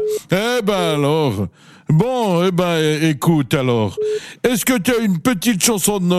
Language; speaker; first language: French; native; French